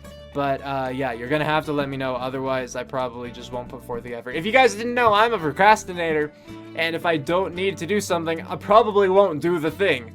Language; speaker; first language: English; native; English